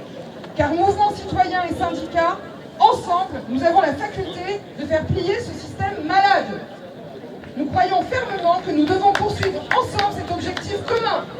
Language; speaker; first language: French; native; French